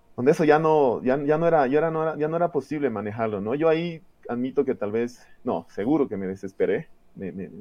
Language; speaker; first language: Spanish; native; Spanish